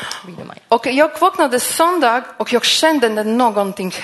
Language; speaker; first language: Swedish; non-native, fluent; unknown